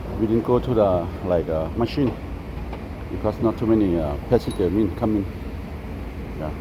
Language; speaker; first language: English; non-native, local second language; Lao